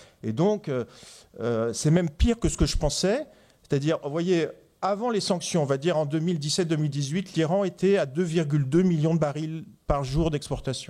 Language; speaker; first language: French; native; French